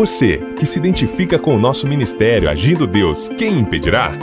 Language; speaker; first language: Portuguese; native; Portuguese